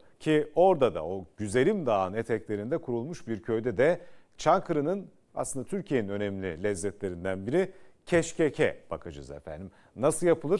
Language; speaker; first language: Turkish; native; Turkish